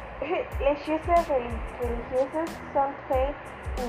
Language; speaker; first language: French; non-native, learner; Spanish